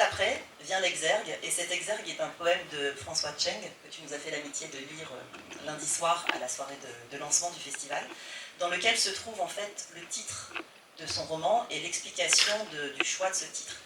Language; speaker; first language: French; native; French